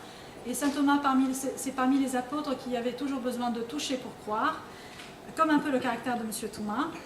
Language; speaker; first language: French; non-native, local second language; Arabic